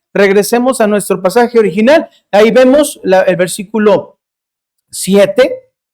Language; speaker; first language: Spanish; early bilingual, heritage; Spanish